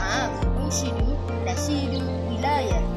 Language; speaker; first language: Arabic; non-native, learner; Malay